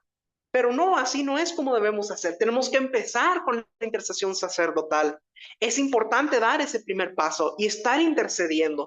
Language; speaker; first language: Spanish; native; Spanish